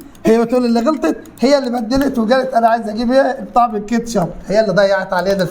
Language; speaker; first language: Arabic; native; Arabic